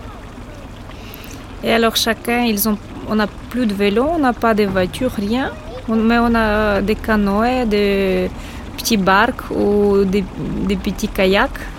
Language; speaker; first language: French; non-native, fluent; Ukrainian